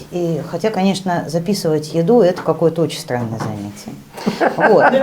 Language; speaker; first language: Russian; native; Russian